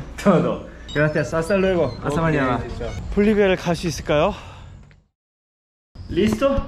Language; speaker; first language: Spanish; non-native, learner; Korean